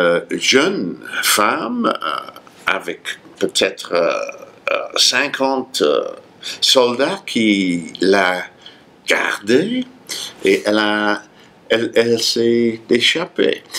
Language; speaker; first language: French; non-native, fluent; English